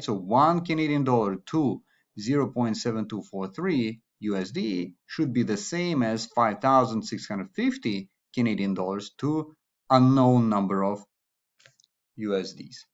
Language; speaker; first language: English; non-native, fluent; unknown